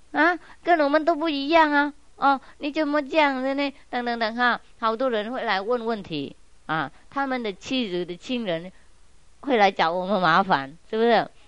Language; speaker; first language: Chinese; non-native, fluent; Vietnamese